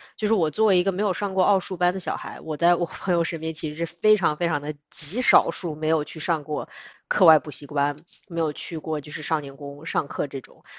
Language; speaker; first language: Chinese; native; Chinese